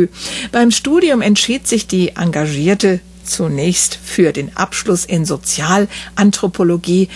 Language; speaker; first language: German; native; German